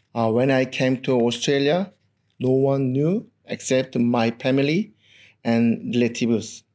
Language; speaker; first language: English; non-native, learner; Korean